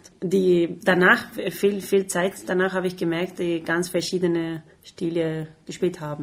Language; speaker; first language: German; non-native, fluent; Spanish